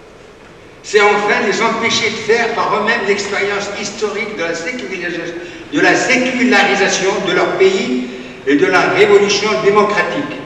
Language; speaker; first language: French; native; French